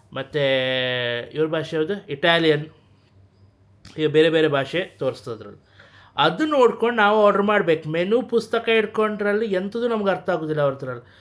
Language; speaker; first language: Kannada; native; Kannada